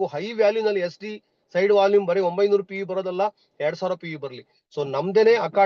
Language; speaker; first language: Kannada; native; Kannada